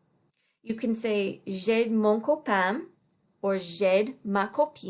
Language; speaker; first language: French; non-native, fluent; English